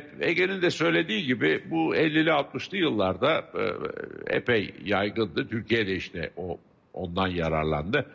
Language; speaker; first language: Turkish; native; Turkish